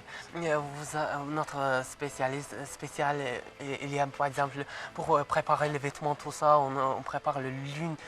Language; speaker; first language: French; non-native, fluent; Azerbaijani